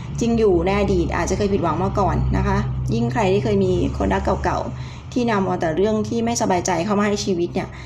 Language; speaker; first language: Thai; native; Thai